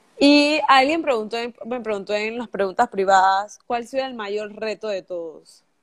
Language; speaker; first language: Spanish; native; Spanish